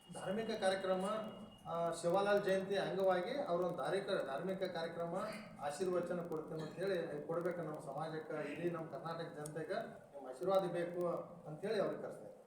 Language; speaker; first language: Kannada; non-native, local second language; Lambadi